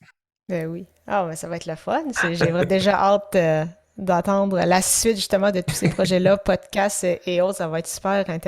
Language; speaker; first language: French; native; French